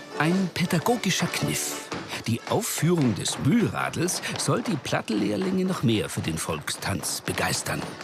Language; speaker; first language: German; native; German